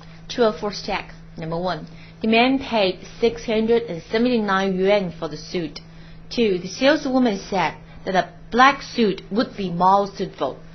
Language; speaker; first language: English; non-native, fluent; Chinese